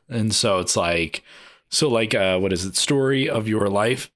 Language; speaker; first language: English; native; English